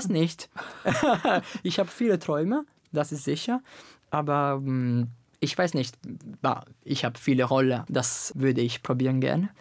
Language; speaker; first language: German; non-native, fluent; Italian